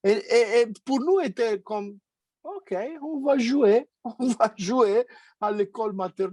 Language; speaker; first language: French; non-native, fluent; Italian